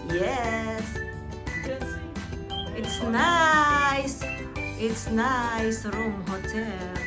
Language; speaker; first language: English; non-native, local second language; Filipino